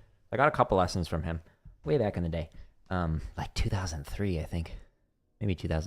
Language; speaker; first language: English; native; English